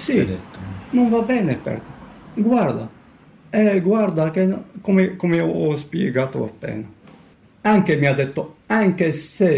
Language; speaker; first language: Italian; non-native, learner; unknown